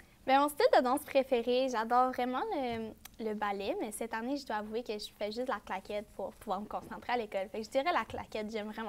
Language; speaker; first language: French; native; French